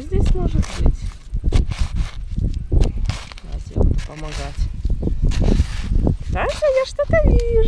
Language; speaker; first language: Russian; native; Russian